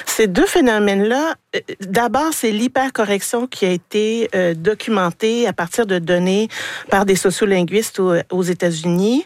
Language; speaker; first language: French; native; French